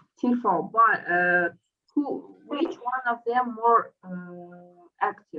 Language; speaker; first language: English; non-native, fluent; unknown